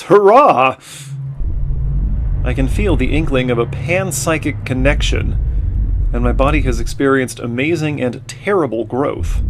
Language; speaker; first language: English; native; English